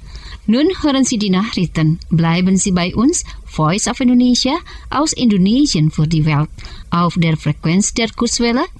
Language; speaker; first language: German; non-native, fluent; Indonesian